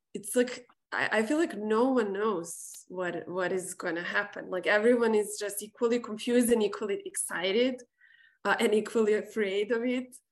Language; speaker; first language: English; non-native, fluent; Serbian